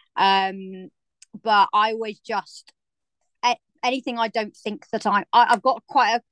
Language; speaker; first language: English; native; English